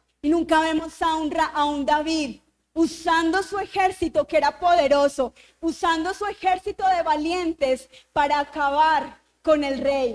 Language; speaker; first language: Spanish; native; Spanish